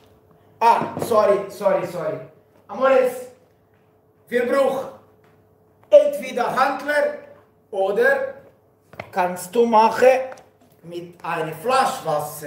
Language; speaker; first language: German; non-native, learner; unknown